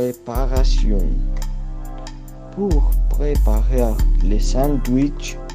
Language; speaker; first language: French; non-native, learner; Spanish